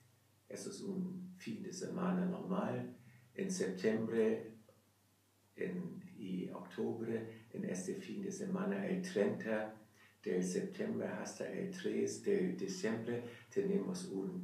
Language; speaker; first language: Spanish; non-native, learner; German